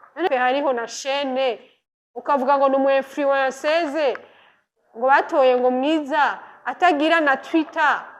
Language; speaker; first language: Rundi; native; Rundi